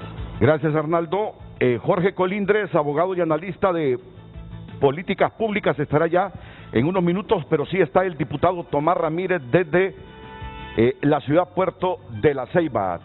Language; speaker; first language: Spanish; native; Spanish